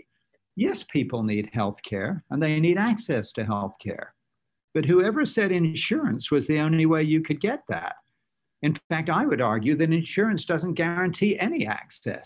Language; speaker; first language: English; native; English